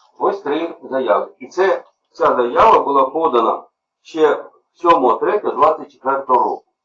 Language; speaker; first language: Ukrainian; native; Ukrainian